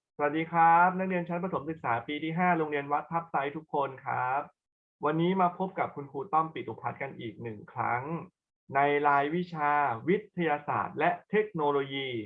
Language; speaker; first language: Thai; native; Thai